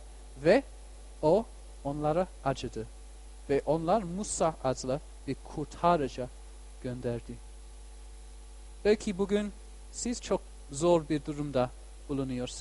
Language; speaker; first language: Turkish; non-native, fluent; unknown